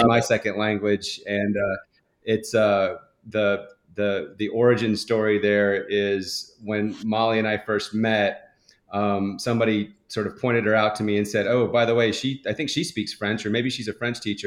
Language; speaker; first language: English; native; English